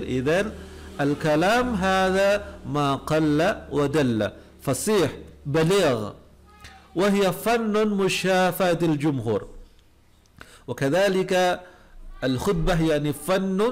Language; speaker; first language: Arabic; non-native, fluent; Indonesian